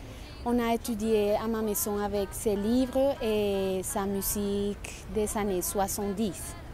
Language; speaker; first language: French; non-native, fluent; Spanish